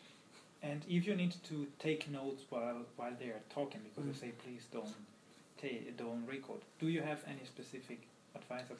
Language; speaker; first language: English; non-native, fluent; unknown